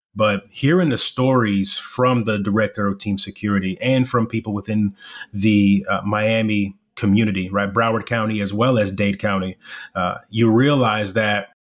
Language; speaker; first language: English; early bilingual, other home language; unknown